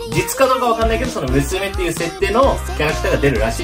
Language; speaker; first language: Japanese; native; Japanese